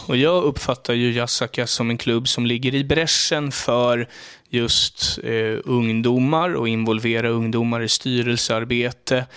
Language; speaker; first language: Swedish; native; Swedish